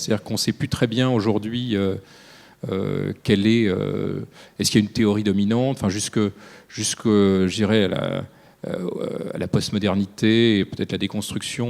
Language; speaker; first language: French; native; French